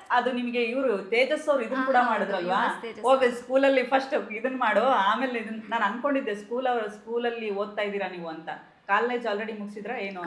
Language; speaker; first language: Kannada; native; Kannada